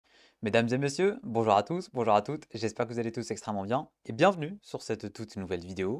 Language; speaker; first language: French; native; French